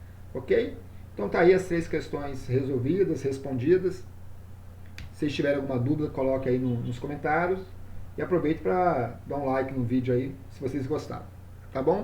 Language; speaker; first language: Portuguese; native; Portuguese